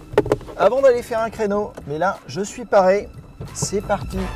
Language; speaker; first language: French; native; French